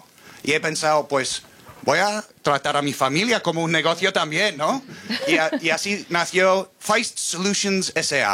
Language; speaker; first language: Spanish; non-native, fluent; English